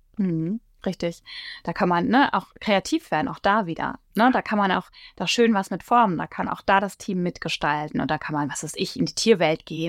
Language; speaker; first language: German; native; German